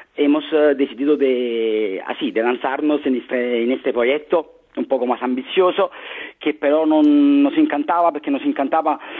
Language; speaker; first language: Spanish; non-native, fluent; Italian